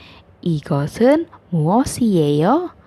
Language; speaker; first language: Korean; non-native, fluent; Indonesian